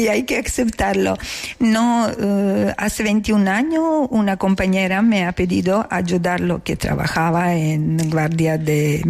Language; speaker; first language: Spanish; non-native, learner; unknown